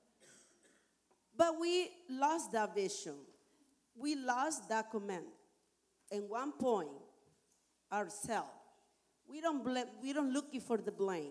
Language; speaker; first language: English; non-native, learner; Spanish